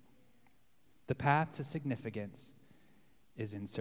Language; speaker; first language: English; native; English